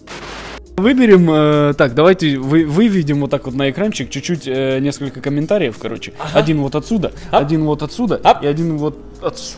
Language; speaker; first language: Russian; native; Russian